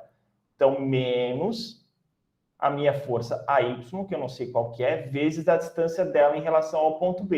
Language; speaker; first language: Portuguese; native; Portuguese